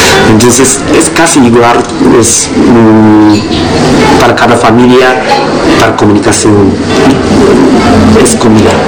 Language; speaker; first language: Spanish; non-native, learner; Japanese